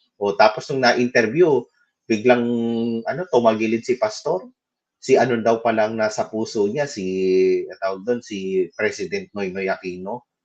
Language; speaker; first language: Filipino; native; Filipino